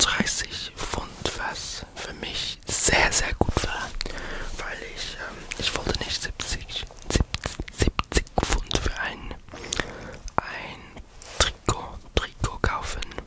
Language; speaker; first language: German; non-native, learner; English